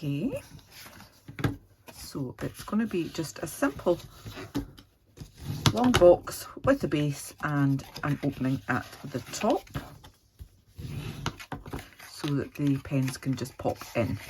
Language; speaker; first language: English; native; English